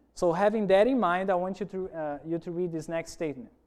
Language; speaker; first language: English; non-native, fluent; Portuguese